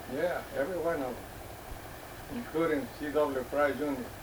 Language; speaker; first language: English; non-native, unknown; Spanish